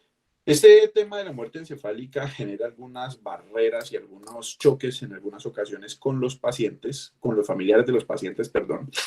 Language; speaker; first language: Spanish; native; Spanish